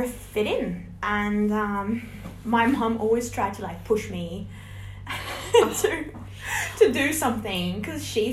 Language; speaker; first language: English; non-native, fluent; Hungarian